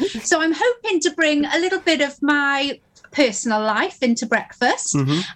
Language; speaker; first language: English; native; English